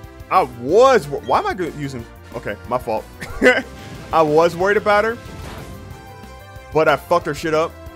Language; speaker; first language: English; native; English